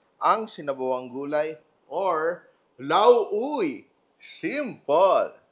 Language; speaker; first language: Filipino; non-native, local second language; Cebuano